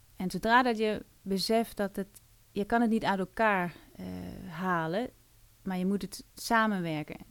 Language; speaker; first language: Dutch; non-native, fluent; Danish